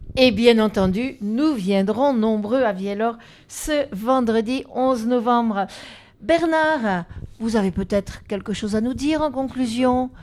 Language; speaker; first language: French; native; French